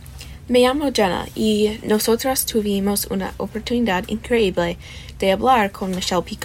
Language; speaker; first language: Spanish; non-native, learner; English